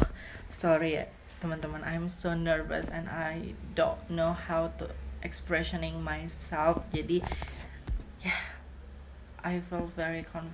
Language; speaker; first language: English; non-native, learner; Indonesian